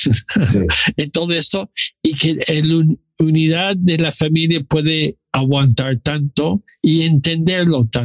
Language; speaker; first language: Spanish; non-native, learner; English